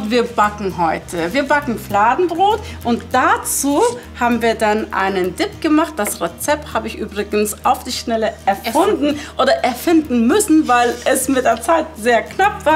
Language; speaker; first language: German; early bilingual, other home language; Turkish